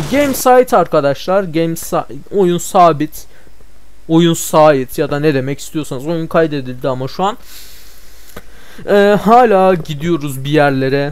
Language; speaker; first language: Turkish; native; Turkish